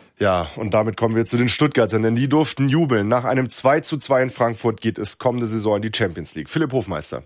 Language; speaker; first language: German; native; German